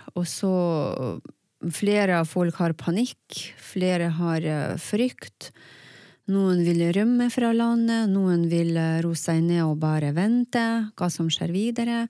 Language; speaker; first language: Norwegian; non-native, fluent; Ukrainian